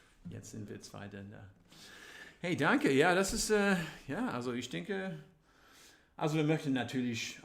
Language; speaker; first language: German; non-native, learner; English